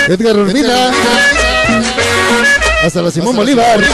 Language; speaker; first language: Spanish; native; Spanish